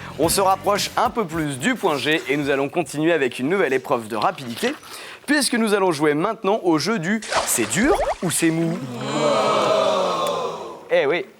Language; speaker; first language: French; native; French